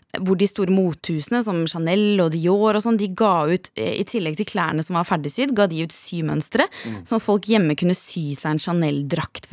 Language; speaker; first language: Norwegian; native; Norwegian